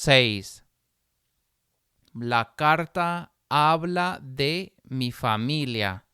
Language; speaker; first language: Spanish; non-native, fluent; English